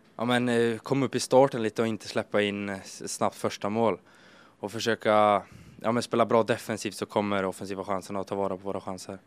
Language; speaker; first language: Swedish; native; Swedish